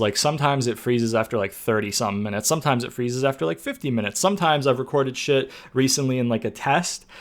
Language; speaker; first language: English; native; English